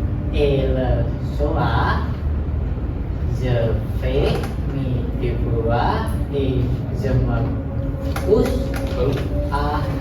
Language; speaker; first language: French; non-native, learner; Indonesian